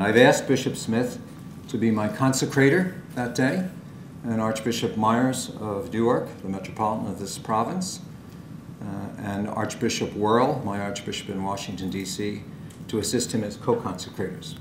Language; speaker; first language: English; native; English